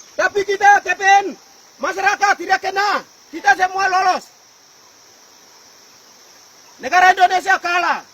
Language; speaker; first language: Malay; non-native, local second language; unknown